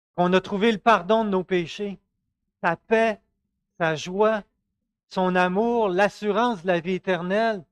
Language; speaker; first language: French; native; French